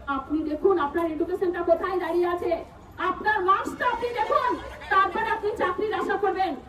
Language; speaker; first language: Bangla; non-native, local second language; Santali